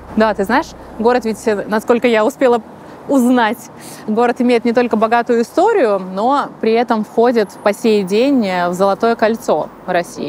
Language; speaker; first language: Russian; native; Russian